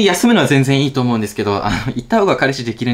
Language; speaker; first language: Japanese; native; Japanese